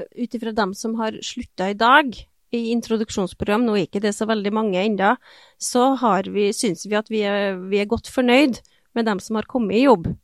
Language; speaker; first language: Norwegian; native; Norwegian